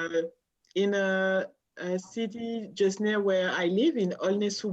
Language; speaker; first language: English; non-native, learner; French